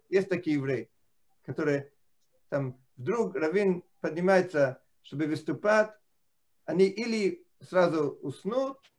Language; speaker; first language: Russian; non-native, fluent; Italian